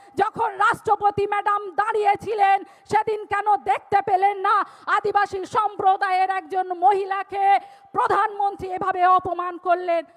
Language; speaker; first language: Bangla; non-native, local second language; Santali